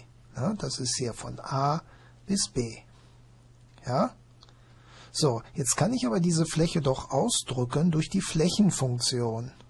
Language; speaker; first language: German; native; German